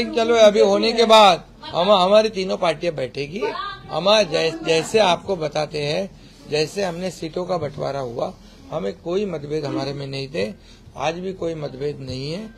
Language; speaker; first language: Hindi; non-native, local second language; Marathi